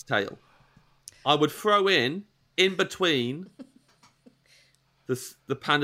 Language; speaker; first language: English; native; English